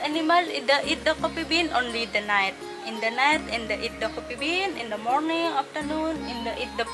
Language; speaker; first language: English; non-native, learner; Indonesian